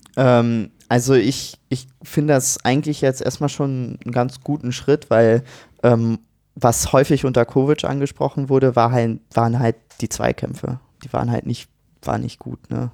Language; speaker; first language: German; native; German